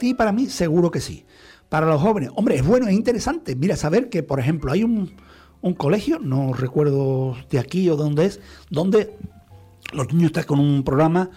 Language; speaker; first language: Spanish; native; Spanish